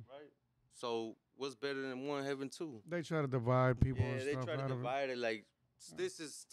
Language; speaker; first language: English; native; English